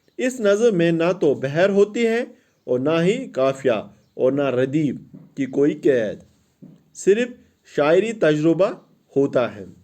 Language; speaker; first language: Urdu; non-native, local second language; Kashmiri